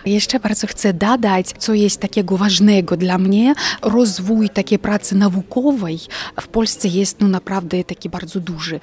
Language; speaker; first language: Polish; non-native, fluent; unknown